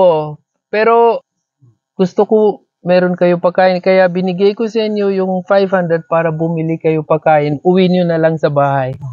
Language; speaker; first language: Filipino; non-native, learner; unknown